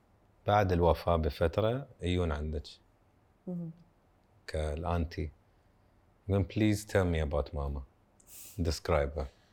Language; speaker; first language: Arabic; native; Arabic